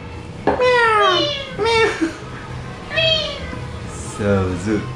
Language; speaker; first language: Japanese; non-native, learner; Indonesian